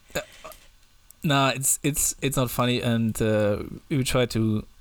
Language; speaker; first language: English; non-native, fluent; German